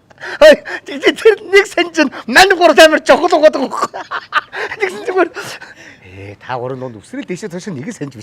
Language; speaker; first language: Mongolian; native; Mongolian